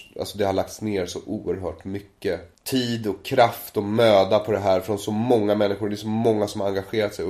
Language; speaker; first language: Swedish; native; Swedish